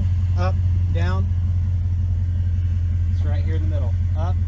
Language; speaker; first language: English; native; English